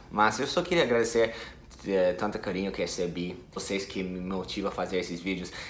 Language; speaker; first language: Portuguese; non-native, fluent; English